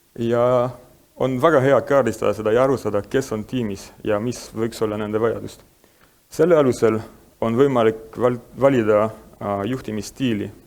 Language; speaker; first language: Estonian; non-native, fluent; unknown